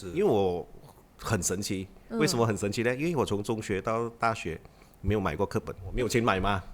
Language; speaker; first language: Chinese; native; Chinese